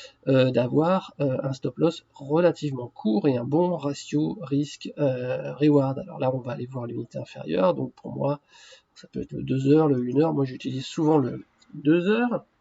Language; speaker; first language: French; native; French